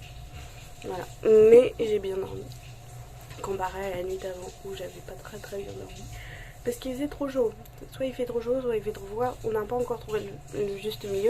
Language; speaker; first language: French; native; French